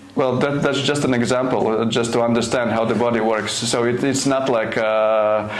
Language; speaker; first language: English; non-native, fluent; Latvian